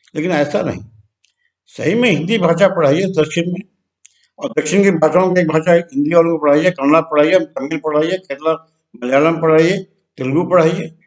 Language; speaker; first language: Hindi; non-native, local second language; Telugu